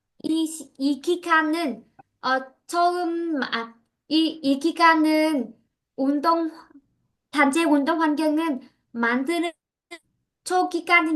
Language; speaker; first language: Korean; non-native, learner; Vietnamese